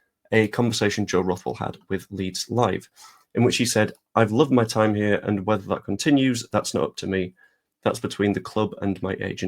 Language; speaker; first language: English; native; English